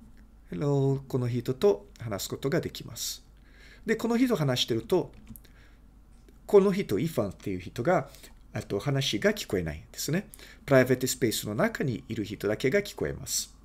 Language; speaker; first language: Japanese; non-native, fluent; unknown